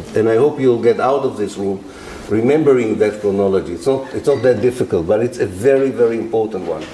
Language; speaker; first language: English; non-native, fluent; Arabic